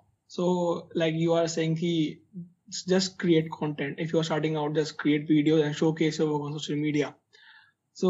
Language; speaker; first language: English; non-native, local second language; Hindi